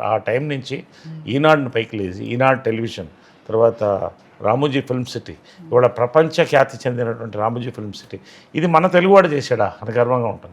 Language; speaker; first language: Telugu; native; Telugu